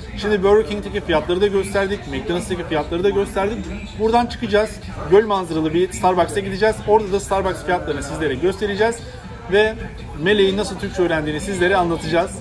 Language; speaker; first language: Turkish; native; Turkish